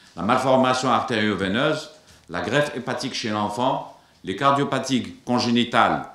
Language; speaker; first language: French; non-native, local second language; Arabic